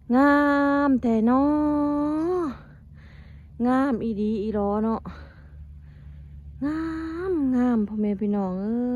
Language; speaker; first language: Thai; native; Thai